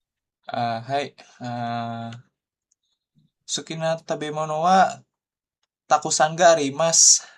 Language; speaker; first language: Japanese; non-native, learner; Indonesian